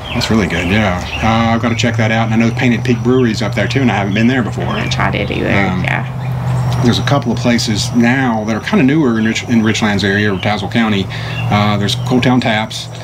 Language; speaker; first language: English; native; English